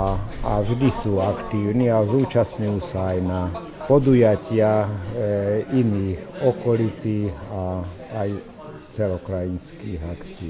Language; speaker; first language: Slovak; native; Slovak